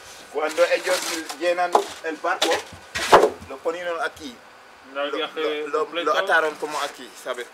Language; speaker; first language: Spanish; non-native, learner; Wolof